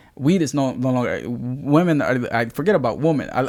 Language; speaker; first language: English; early bilingual, other home language; Spanish